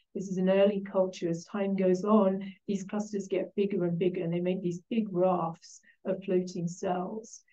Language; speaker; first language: English; native; English